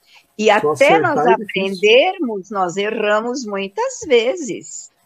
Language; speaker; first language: Portuguese; native; Portuguese